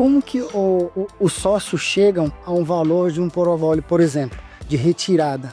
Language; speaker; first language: Portuguese; native; Portuguese